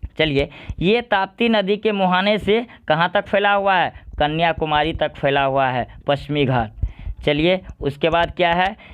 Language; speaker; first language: Hindi; native; Hindi